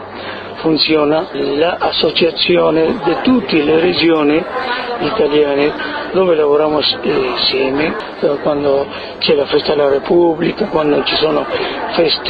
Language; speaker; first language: Italian; early bilingual, heritage; Italian